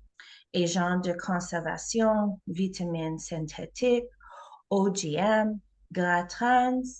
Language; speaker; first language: French; non-native, fluent; English